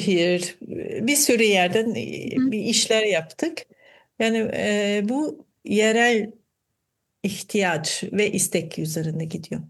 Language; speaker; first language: Turkish; non-native, fluent; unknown